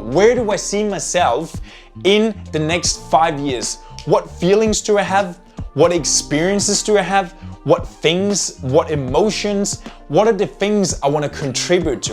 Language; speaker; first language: English; non-native, fluent; Danish